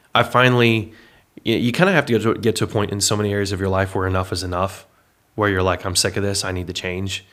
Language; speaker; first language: English; native; English